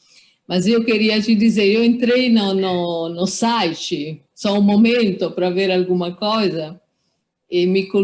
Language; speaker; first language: Portuguese; non-native, fluent; Italian